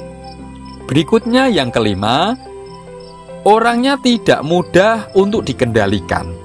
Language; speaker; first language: Indonesian; non-native, local second language; Javanese